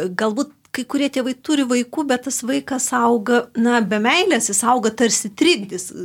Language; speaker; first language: Lithuanian; native; Lithuanian